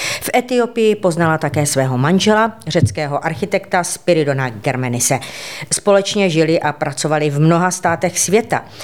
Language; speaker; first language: Czech; native; Czech